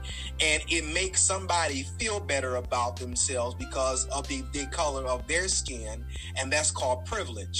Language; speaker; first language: English; native; English